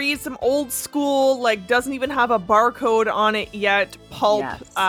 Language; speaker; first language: English; native; English